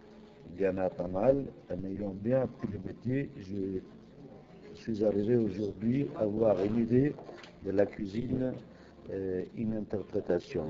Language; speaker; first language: French; non-native, fluent; Italian